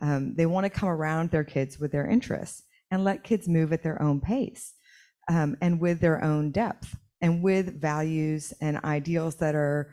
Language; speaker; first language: English; native; English